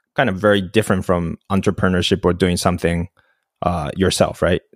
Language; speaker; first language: English; non-native, fluent; Japanese